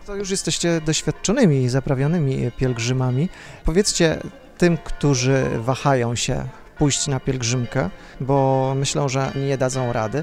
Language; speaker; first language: Polish; native; Polish